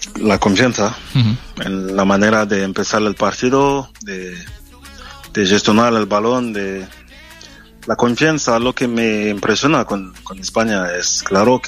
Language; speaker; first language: Spanish; non-native, fluent; French